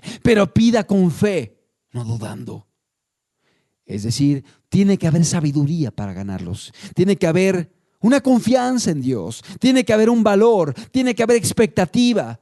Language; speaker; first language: Spanish; native; Spanish